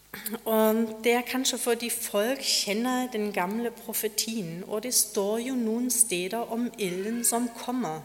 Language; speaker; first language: Norwegian; non-native, fluent; German